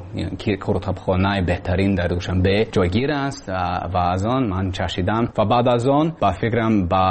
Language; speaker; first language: Persian; non-native, learner; English